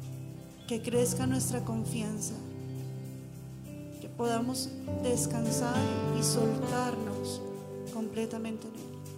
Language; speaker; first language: Spanish; native; Spanish